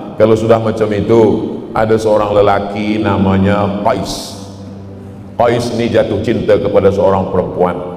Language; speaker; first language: Malay; native; Malay